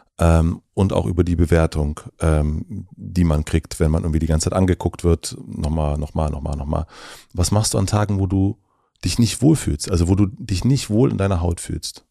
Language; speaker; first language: German; native; German